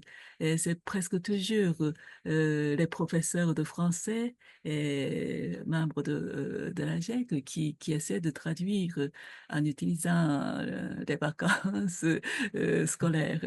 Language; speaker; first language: French; non-native, fluent; Japanese